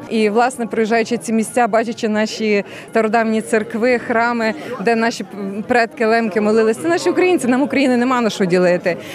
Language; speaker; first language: Ukrainian; native; Ukrainian